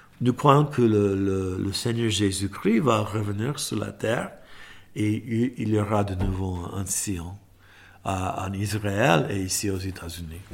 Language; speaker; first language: French; non-native, fluent; English